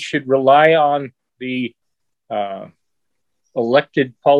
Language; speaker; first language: English; native; English